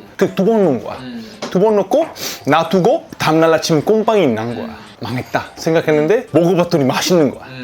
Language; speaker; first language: Korean; non-native, fluent; Italian